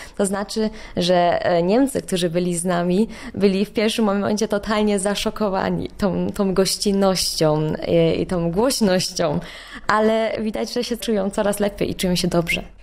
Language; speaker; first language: Polish; early bilingual, heritage; Polish